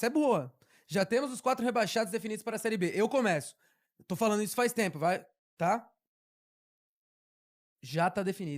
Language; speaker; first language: Portuguese; native; Portuguese